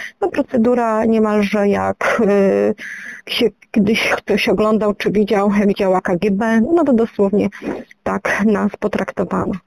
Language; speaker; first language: Polish; native; Polish